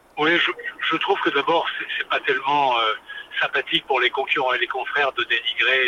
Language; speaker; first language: French; native; French